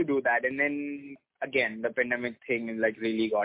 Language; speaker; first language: English; non-native, local second language; Hindi